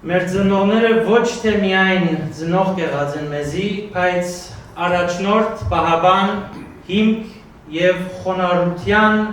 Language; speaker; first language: Armenian; early bilingual, heritage; Armenian